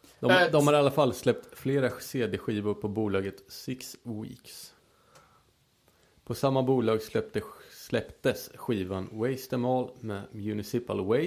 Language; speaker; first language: Swedish; native; Swedish